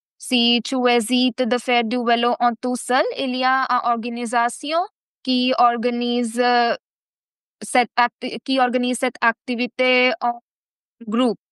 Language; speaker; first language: French; non-native, fluent; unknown